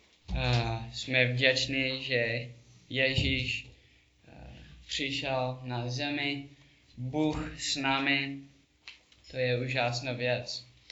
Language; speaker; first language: Czech; non-native, learner; English